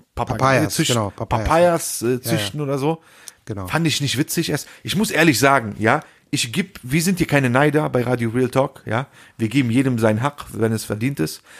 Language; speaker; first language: German; native; German